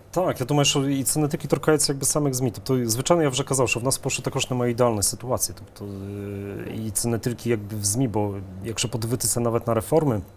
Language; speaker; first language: Ukrainian; early bilingual, heritage; Ukrainian